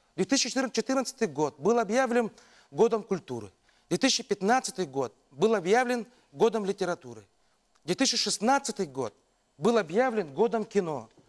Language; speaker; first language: Russian; non-native, local second language; Yakut